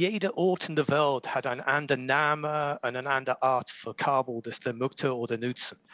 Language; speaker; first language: German; non-native, learner; English